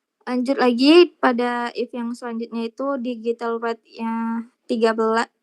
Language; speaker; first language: Indonesian; native; Indonesian